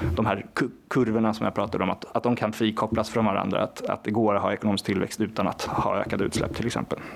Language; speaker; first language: Swedish; non-native, fluent; Norwegian